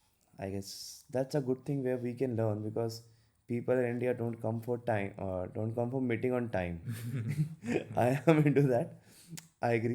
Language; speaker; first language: English; non-native, local second language; Hindi